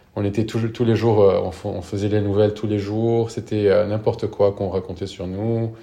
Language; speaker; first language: French; non-native, local second language; Arabic